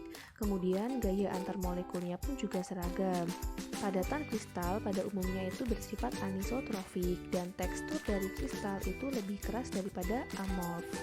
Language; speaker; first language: Indonesian; native; Indonesian